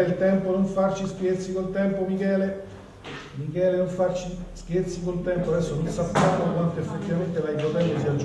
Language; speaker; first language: Italian; native; Italian